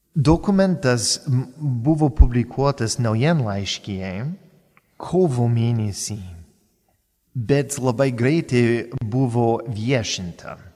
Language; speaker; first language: Lithuanian; non-native, fluent; English